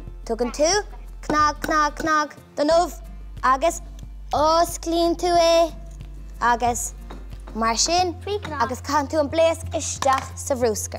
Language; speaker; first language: Irish; native; Irish